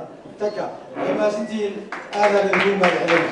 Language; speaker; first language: Swedish; non-native, learner; Somali